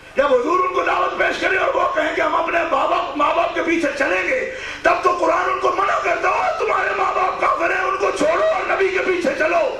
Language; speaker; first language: Urdu; non-native, local second language; Punjabi